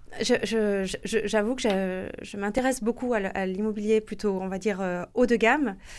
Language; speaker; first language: French; native; French